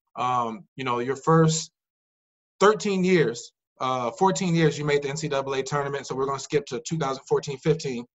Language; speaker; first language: English; native; English